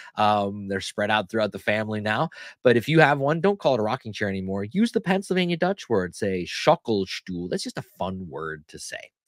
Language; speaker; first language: English; native; English